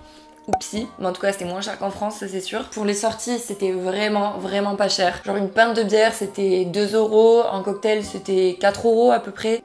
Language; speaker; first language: French; native; French